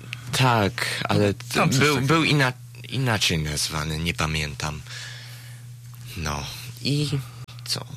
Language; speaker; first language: Polish; early bilingual, heritage; Polish